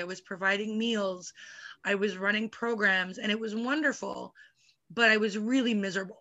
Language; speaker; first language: English; native; English